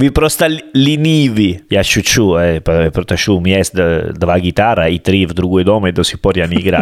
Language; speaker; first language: Russian; non-native, learner; Italian